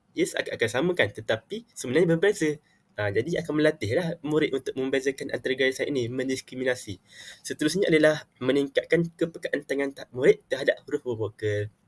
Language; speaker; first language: Malay; native; Malay